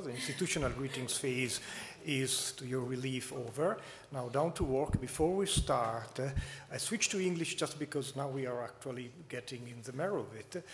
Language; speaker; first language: English; non-native, fluent; Italian